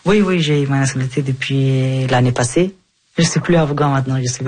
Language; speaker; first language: French; non-native, fluent; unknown